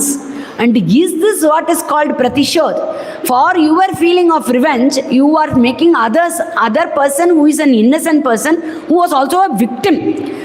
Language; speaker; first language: English; non-native, local second language; Tamil